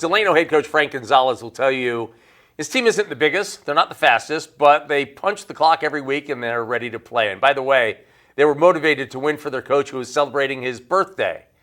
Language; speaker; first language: English; native; English